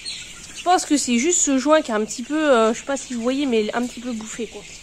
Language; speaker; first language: French; native; French